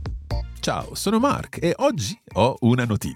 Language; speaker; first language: Italian; non-native, fluent; English